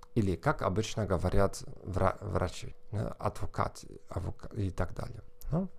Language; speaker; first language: Russian; non-native, fluent; German